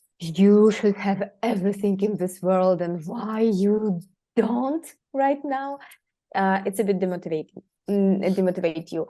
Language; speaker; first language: English; non-native, fluent; Russian